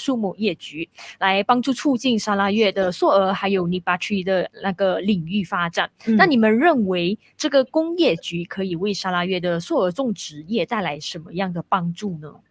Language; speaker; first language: Chinese; native; Chinese